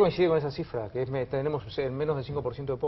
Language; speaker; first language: Spanish; native; Spanish